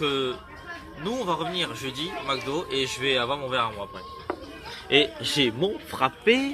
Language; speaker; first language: French; native; French